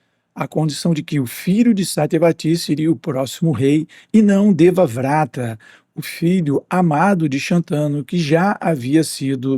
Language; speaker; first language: Portuguese; native; Portuguese